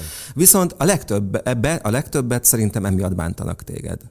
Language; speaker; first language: Hungarian; native; Hungarian